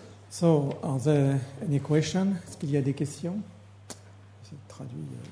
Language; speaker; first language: French; native; French